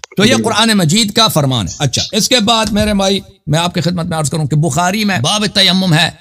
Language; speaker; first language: Urdu; non-native, local second language; Punjabi